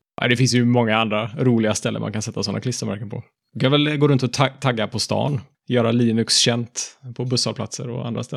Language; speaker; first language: Swedish; native; Swedish